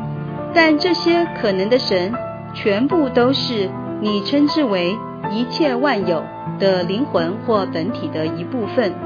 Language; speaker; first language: Chinese; native; Chinese